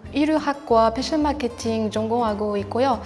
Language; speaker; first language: Korean; non-native, learner; French